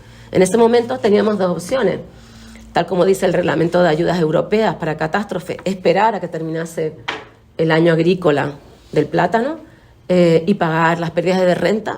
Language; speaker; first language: Spanish; native; Spanish